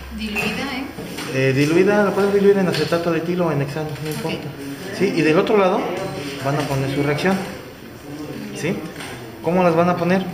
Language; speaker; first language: Spanish; native; Spanish